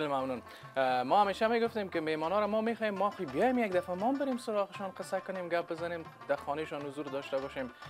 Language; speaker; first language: Persian; native; Persian